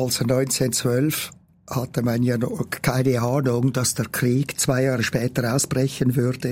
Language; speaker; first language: German; native; German